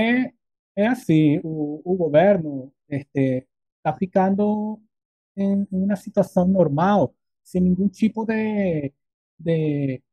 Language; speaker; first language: Portuguese; non-native, fluent; Spanish